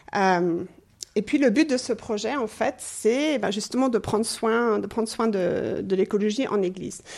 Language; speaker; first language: French; non-native, fluent; English